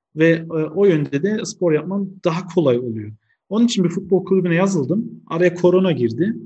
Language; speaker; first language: Turkish; early bilingual, heritage; Turkish